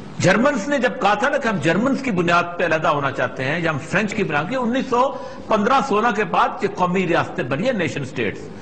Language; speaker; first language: Urdu; non-native, local second language; Punjabi